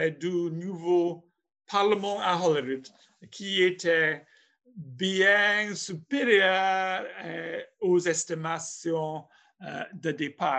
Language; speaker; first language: French; non-native, fluent; English